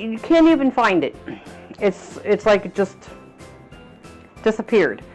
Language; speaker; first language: English; native; English